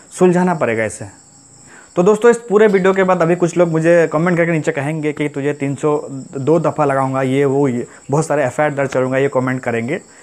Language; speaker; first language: Hindi; non-native, local second language; Assamese